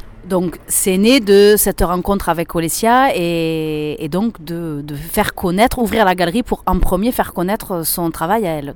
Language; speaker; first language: French; native; French